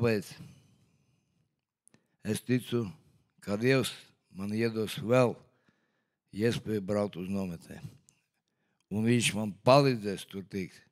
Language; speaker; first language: Latvian; non-native, local second language; Russian